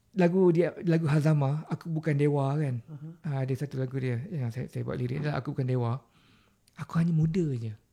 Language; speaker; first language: Malay; native; Malay